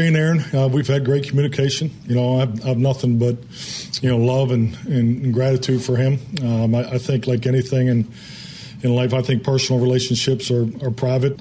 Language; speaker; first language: English; native; English